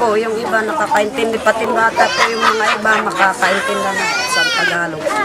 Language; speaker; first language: Filipino; non-native, local second language; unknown